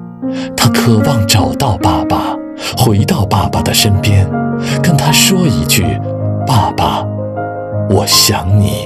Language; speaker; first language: Chinese; native; Chinese